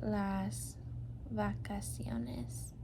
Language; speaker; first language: Spanish; non-native, learner; English